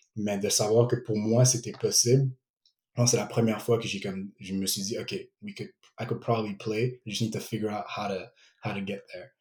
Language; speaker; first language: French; early bilingual, other home language; Ewe